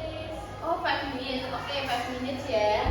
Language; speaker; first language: English; non-native, learner; Indonesian